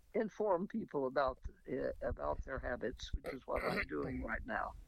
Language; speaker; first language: English; native; English